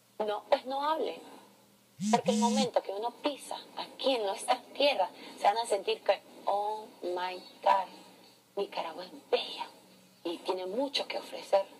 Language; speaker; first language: Spanish; early bilingual, heritage; English